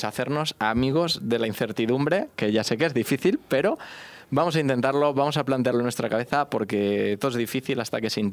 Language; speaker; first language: Spanish; native; Spanish